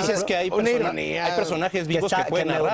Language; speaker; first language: Spanish; native; Spanish